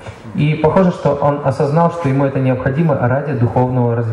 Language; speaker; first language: Russian; native; Russian